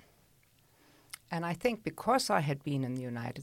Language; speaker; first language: English; native; English